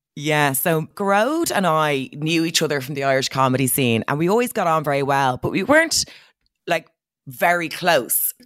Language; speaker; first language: English; native; English